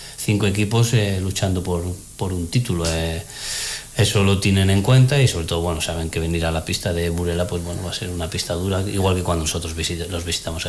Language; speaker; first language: Spanish; native; Spanish